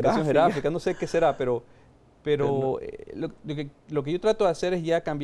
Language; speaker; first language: Spanish; native; Spanish